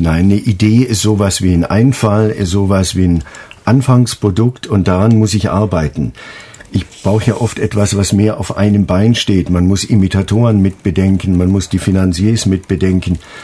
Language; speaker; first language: German; native; German